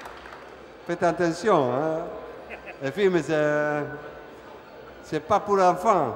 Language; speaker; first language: French; non-native, fluent; Italian